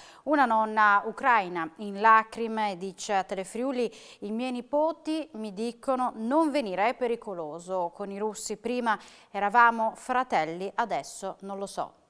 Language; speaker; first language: Italian; native; Italian